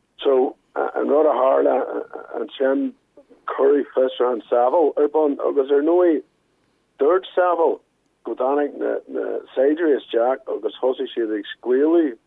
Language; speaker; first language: Irish; non-native, local second language; English